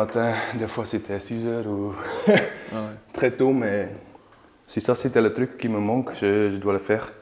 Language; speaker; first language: French; non-native, learner; Dutch